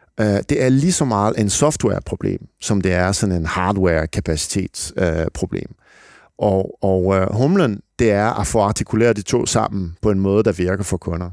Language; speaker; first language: Danish; non-native, fluent; French